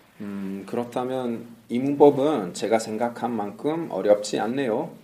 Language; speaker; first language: Korean; non-native, fluent; English